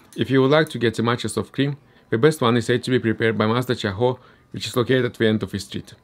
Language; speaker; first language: English; early bilingual, other home language; Estonian